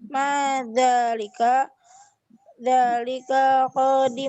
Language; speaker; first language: Arabic; non-native, learner; Indonesian